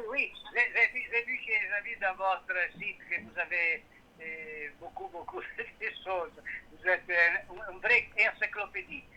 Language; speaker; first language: French; non-native, learner; Italian